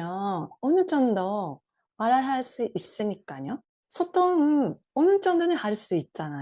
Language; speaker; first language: Korean; non-native, fluent; Japanese